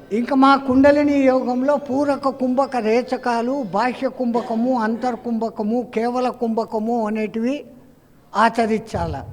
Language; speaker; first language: Telugu; non-native, fluent; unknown